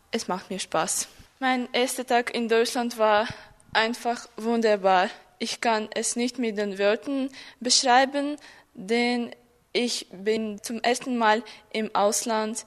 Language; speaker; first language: German; non-native, fluent; Russian